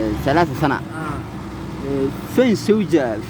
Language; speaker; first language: Arabic; non-native, learner; Somali